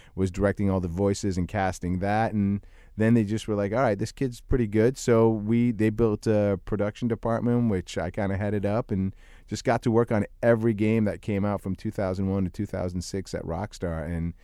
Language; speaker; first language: English; early bilingual, other home language; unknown